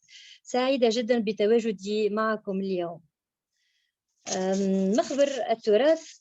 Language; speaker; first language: Arabic; native; Arabic